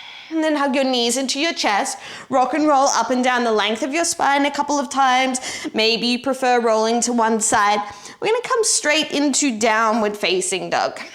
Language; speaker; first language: English; native; English